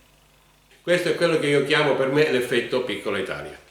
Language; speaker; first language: Italian; native; Italian